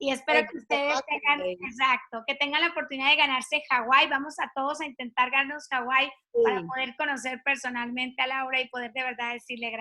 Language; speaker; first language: Spanish; native; Spanish